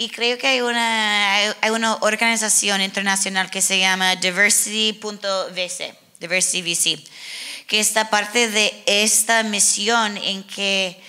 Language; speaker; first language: Spanish; non-native, learner; English